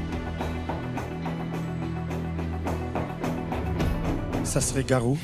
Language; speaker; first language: French; non-native, local second language; Arabic